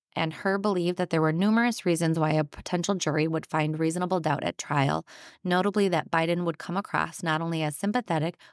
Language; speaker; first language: English; native; English